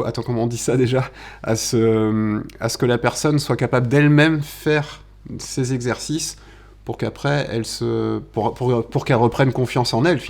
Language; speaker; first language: French; native; French